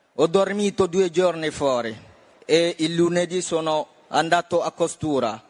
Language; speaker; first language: Italian; non-native, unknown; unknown